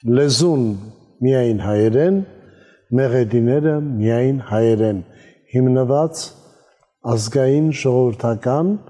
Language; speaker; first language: Armenian; native; Armenian